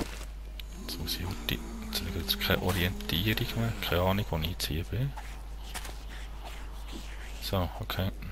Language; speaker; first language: German; native; German